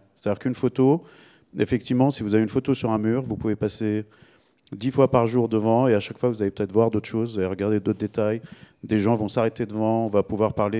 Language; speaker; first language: French; native; French